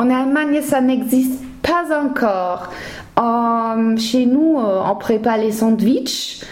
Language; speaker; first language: French; non-native, fluent; German